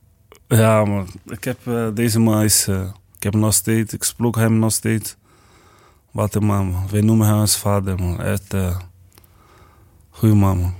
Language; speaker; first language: Dutch; non-native, learner; Portuguese